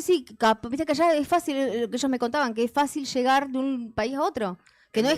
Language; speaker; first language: Spanish; native; Spanish